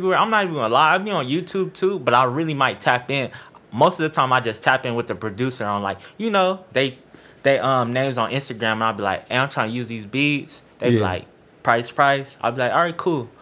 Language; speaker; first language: English; native; English